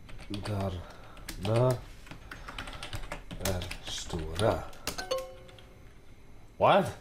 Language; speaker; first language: Swedish; non-native, learner; English